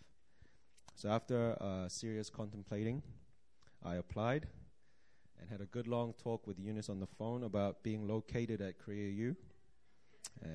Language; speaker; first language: English; native; English